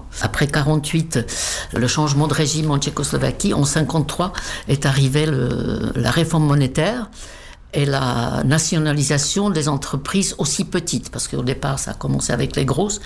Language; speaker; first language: French; non-native, fluent; Czech